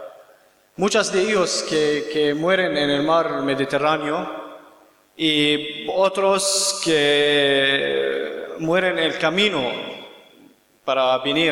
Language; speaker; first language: Spanish; non-native, learner; Kurdish